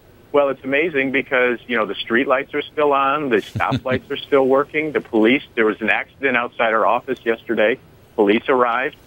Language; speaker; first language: English; native; English